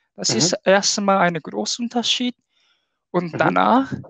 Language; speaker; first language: German; non-native, fluent; Japanese